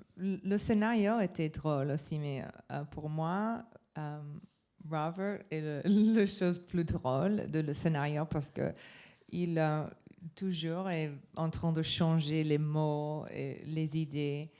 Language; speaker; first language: French; non-native, learner; English